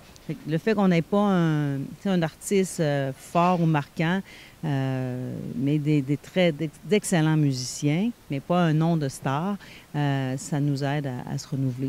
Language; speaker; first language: French; native; French